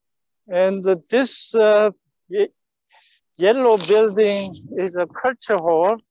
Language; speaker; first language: English; non-native, fluent; Korean